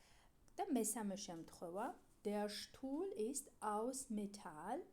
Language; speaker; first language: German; non-native, fluent; Georgian